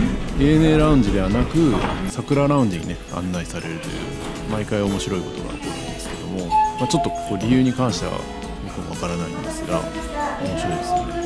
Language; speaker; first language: Japanese; native; Japanese